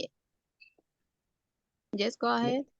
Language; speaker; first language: English; non-native, learner; Spanish